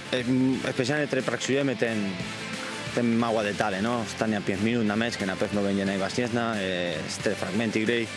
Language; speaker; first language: Polish; non-native, learner; Spanish